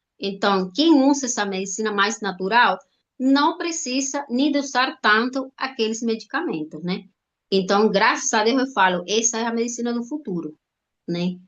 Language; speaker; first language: Portuguese; non-native, fluent; Spanish